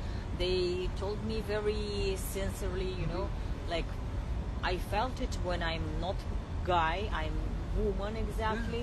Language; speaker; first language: English; non-native, learner; Russian